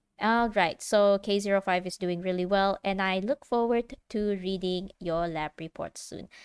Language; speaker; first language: English; non-native, local second language; Malay